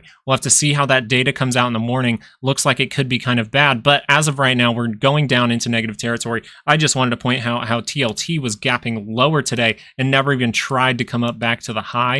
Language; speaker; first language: English; native; English